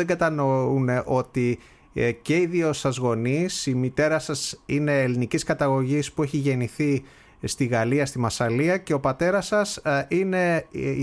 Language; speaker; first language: Greek; native; Greek